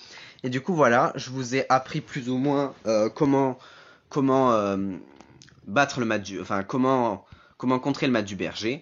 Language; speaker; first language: French; native; French